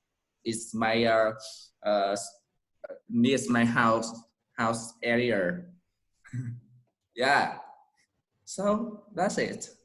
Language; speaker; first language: English; non-native, learner; Vietnamese